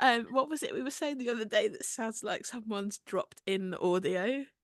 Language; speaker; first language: English; native; English